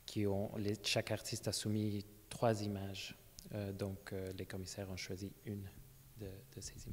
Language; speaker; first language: French; non-native, fluent; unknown